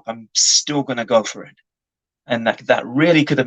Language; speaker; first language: English; native; English